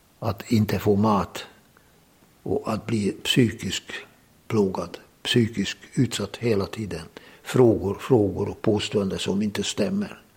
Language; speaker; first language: Swedish; non-native, fluent; Hungarian